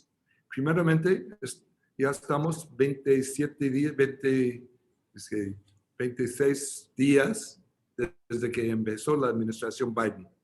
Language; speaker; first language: Spanish; non-native, fluent; English